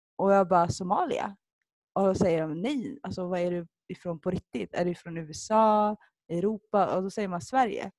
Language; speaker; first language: Swedish; early bilingual, other home language; Somali